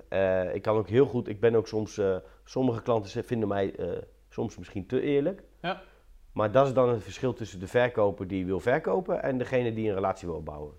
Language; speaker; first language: Dutch; native; Dutch